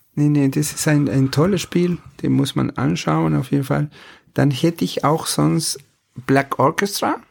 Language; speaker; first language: German; non-native, fluent; Spanish